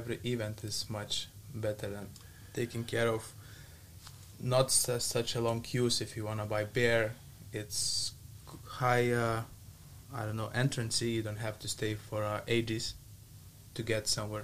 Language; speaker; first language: English; non-native, learner; Lithuanian